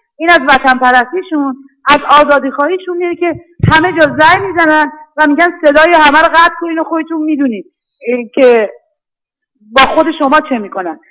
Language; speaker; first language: Persian; native; Persian